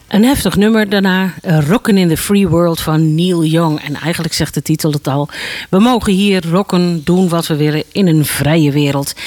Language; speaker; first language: Dutch; native; Dutch